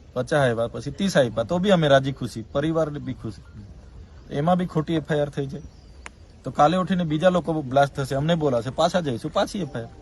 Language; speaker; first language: Gujarati; non-native, local second language; Vasavi